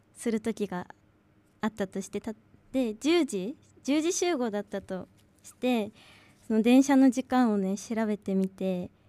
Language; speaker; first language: Japanese; native; Japanese